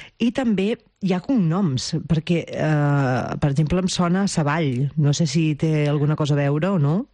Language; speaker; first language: Catalan; native; Catalan